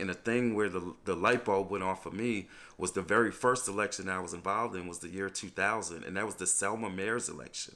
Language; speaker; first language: English; native; English